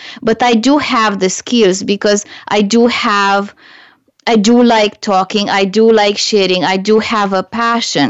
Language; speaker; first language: English; non-native, fluent; Romanian